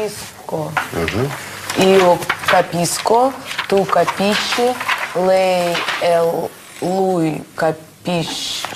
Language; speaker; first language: Italian; non-native, learner; Russian